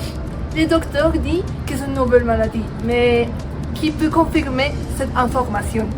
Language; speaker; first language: French; non-native, learner; Spanish